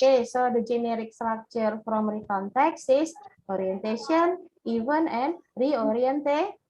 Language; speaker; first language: English; non-native, fluent; Indonesian